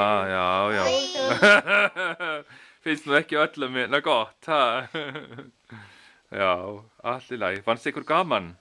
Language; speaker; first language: Icelandic; native; Icelandic